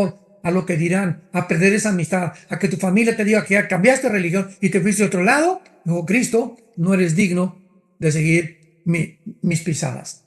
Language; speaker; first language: Spanish; native; Spanish